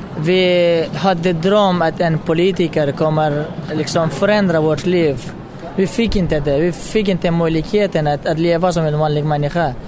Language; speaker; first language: Swedish; non-native, fluent; Pashto